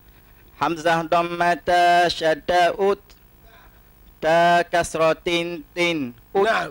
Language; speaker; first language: Arabic; non-native, learner; Malay